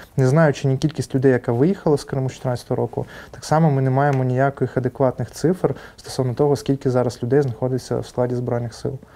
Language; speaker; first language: Ukrainian; non-native, local second language; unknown